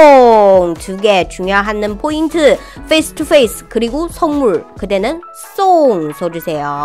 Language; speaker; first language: Korean; non-native, fluent; Chinese